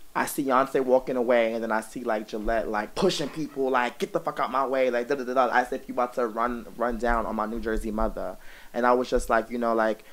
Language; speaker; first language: English; native; English